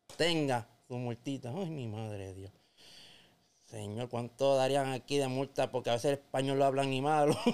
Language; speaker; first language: Spanish; native; Spanish